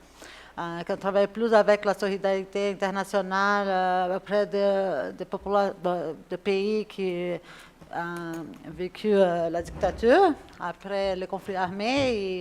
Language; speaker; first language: French; non-native, fluent; Spanish